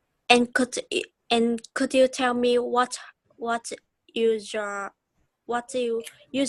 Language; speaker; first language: English; non-native, learner; Vietnamese